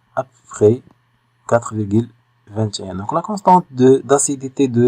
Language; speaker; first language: French; non-native, local second language; Arabic